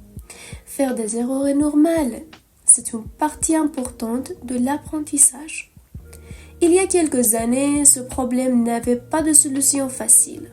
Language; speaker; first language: French; non-native, fluent; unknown